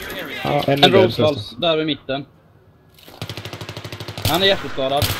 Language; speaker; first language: Swedish; native; Swedish